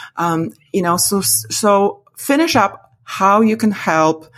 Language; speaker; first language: English; non-native, fluent; Polish